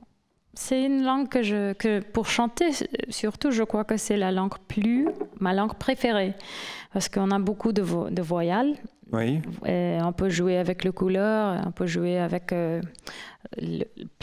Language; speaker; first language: French; non-native, fluent; English